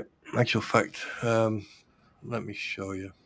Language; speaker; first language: English; native; English